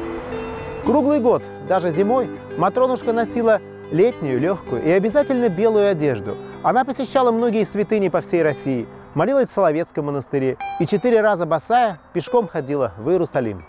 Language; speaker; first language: Russian; native; Russian